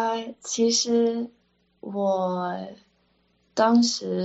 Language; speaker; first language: Chinese; early bilingual, heritage; Chinese